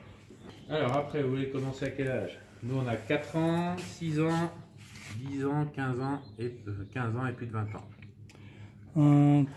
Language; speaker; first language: French; native; French